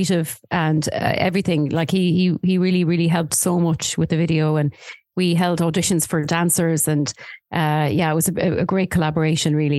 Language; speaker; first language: English; native; English